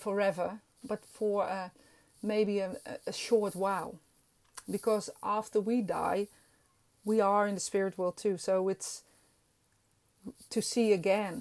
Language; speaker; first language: English; non-native, fluent; Dutch